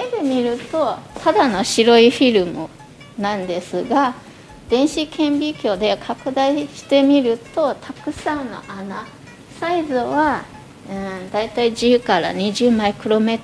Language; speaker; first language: Japanese; non-native, fluent; Chinese